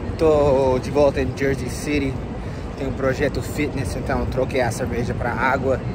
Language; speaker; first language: Portuguese; non-native, fluent; English